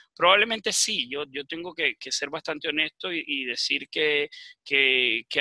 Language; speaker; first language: Spanish; native; Spanish